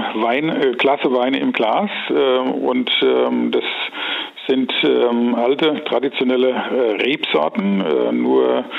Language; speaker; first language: German; native; German